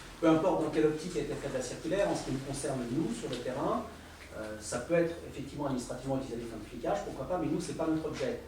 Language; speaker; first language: French; native; French